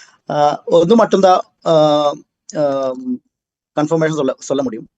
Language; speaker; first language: Tamil; non-native, learner; Malayalam